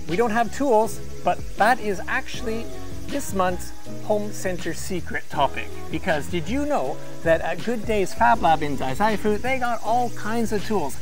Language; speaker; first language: English; native; English